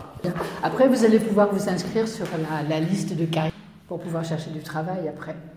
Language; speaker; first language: French; native; French